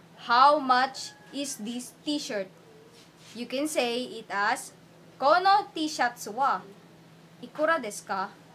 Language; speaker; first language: English; non-native, local second language; Filipino